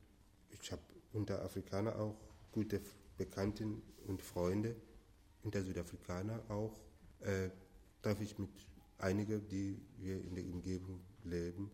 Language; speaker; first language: German; non-native, fluent; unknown